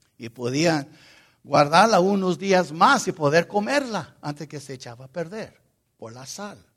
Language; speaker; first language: Spanish; non-native, fluent; Portuguese